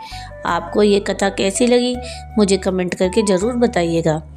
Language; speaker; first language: Hindi; native; Hindi